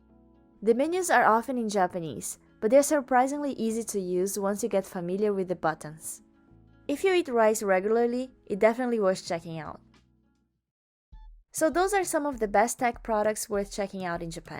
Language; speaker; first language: English; native; English